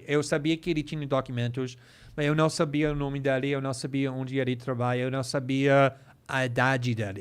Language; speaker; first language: Portuguese; non-native, fluent; English